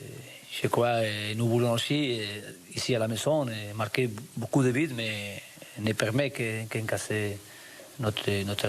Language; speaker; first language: French; non-native, learner; Spanish